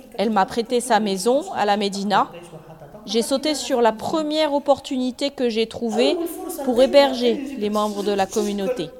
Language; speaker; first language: French; non-native, local second language; Arabic